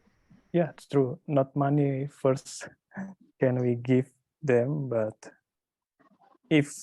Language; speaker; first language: English; non-native, learner; Indonesian